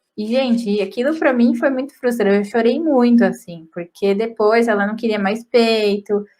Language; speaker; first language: Portuguese; native; Portuguese